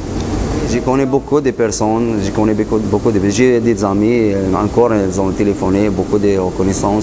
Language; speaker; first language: French; non-native, learner; Arabic